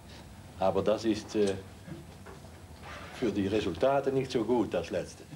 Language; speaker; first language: German; non-native, learner; Dutch